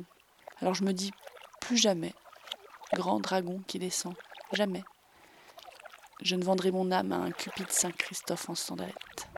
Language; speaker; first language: French; native; French